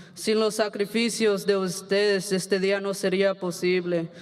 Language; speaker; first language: Spanish; early bilingual, other home language; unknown